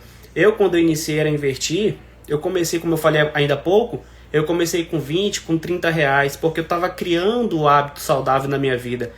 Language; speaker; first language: Portuguese; native; Portuguese